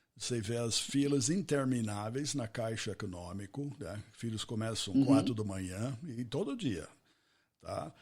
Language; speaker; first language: Portuguese; non-native, fluent; English